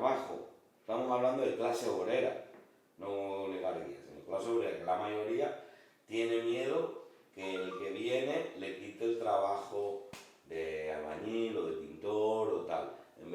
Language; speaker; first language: Spanish; native; Spanish